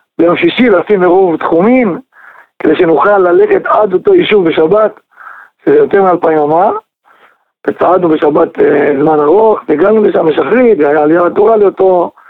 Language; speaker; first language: Hebrew; native; Hebrew